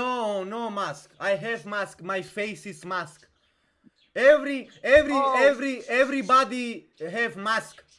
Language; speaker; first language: English; non-native, learner; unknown